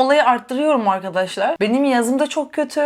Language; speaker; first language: Turkish; native; Turkish